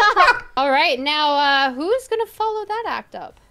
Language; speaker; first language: English; native; English